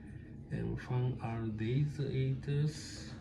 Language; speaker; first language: Dutch; non-native, learner; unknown